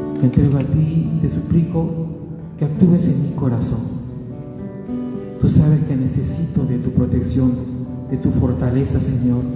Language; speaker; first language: Spanish; native; Spanish